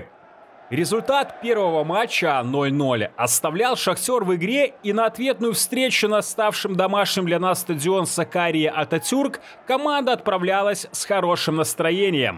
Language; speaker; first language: Russian; native; Russian